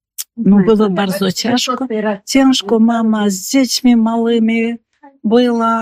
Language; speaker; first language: Polish; early bilingual, heritage; Polish